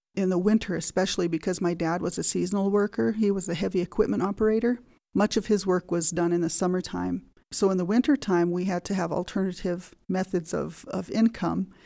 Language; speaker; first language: English; native; English